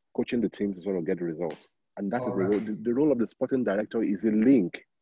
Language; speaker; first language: English; non-native, local second language; Yoruba